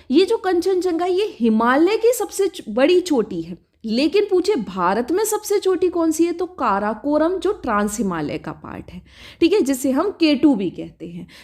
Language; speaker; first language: Hindi; native; Hindi